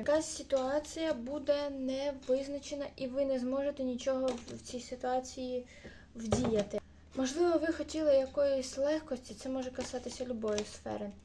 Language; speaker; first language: Ukrainian; native; Ukrainian